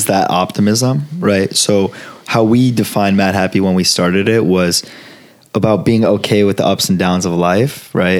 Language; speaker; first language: English; early bilingual, other home language; Italian